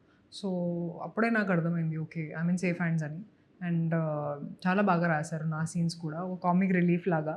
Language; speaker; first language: Telugu; non-native, fluent; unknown